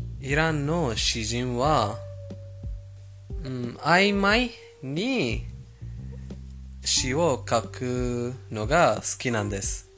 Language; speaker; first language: Japanese; non-native, fluent; Persian